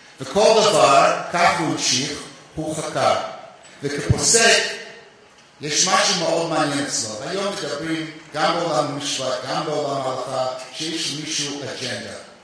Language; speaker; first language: Hebrew; non-native, fluent; English